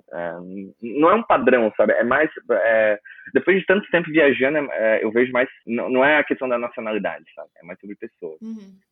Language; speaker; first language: Portuguese; native; Portuguese